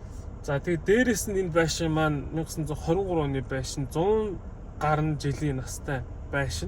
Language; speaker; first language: Mongolian; native; Mongolian